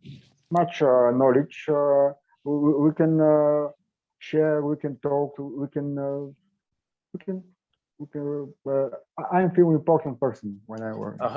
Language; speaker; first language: English; non-native, learner; Bulgarian